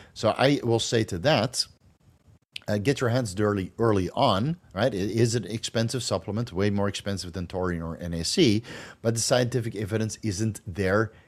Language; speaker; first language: English; non-native, fluent; Dutch